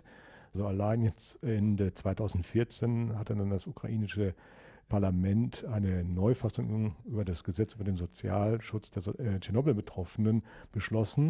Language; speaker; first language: German; native; German